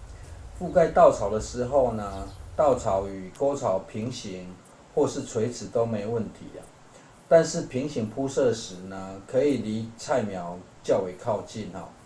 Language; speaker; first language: Chinese; native; Chinese